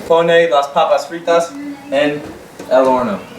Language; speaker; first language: Spanish; non-native, learner; English